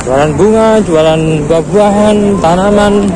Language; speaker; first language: Indonesian; non-native, local second language; Javanese